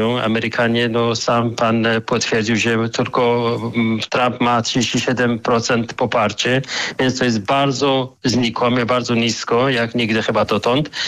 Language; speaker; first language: Polish; non-native, fluent; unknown